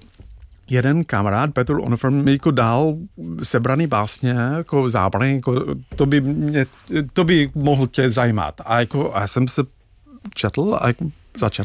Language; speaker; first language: Czech; non-native, fluent; English